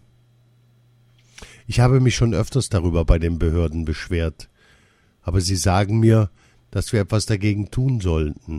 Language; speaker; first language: German; early bilingual, other home language; Arabic